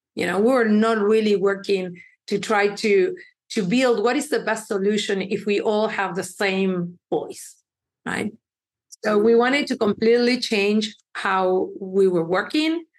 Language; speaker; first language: English; early bilingual, other home language; Spanish